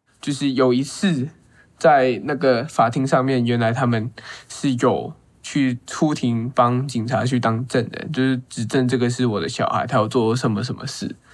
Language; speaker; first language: Chinese; non-native, local second language; Cantonese